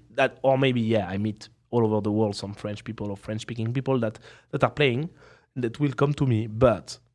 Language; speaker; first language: English; non-native, fluent; French